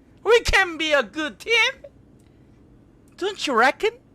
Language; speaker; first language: English; non-native, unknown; Korean